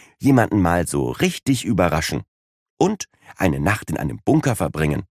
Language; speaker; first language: German; native; German